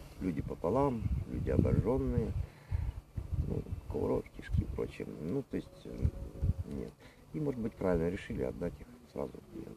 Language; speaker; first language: Russian; native; Russian